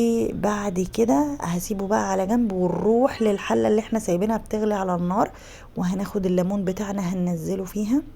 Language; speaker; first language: Arabic; native; Arabic